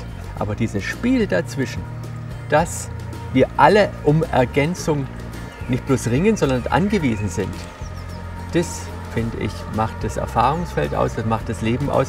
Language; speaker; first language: German; native; German